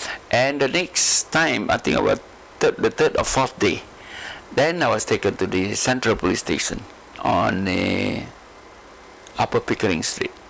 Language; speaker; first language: English; non-native, local second language; Malay